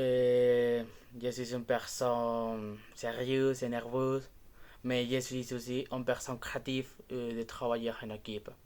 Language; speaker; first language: French; non-native, learner; Spanish